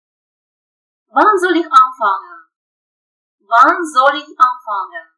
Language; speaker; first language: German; non-native, fluent; Russian